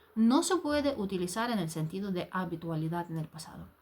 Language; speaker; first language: Spanish; non-native, fluent; Ukrainian